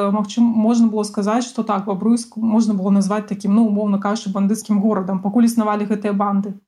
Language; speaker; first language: Belarusian; non-native, local second language; Russian